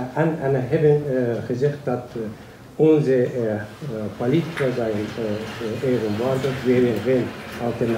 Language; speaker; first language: Dutch; non-native, learner; Azerbaijani